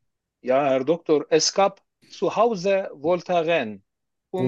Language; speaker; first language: German; non-native, learner; Turkish